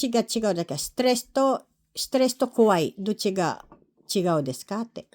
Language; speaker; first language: Japanese; non-native, learner; Filipino